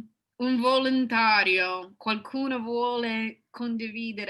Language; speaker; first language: Italian; non-native, fluent; English